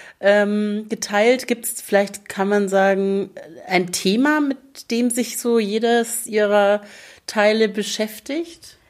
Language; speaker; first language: German; native; German